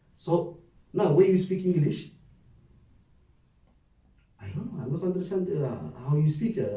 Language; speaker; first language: English; non-native, learner; Oromo